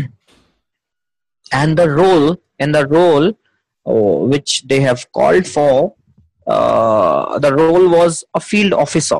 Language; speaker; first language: English; non-native, local second language; Hindi